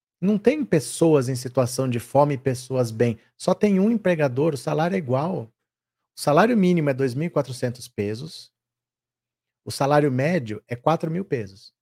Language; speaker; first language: Portuguese; native; Portuguese